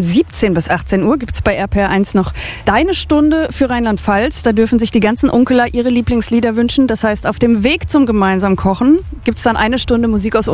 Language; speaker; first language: German; native; German